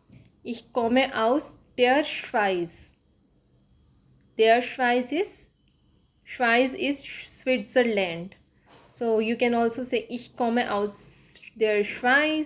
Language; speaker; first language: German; non-native, fluent; Hindi